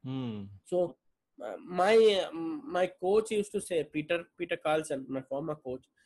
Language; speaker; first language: English; non-native, local second language; Bangla